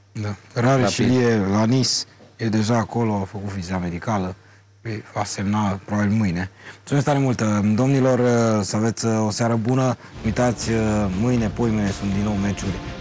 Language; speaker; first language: Romanian; native; Romanian